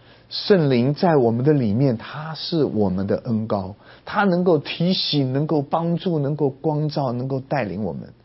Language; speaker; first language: Chinese; native; Chinese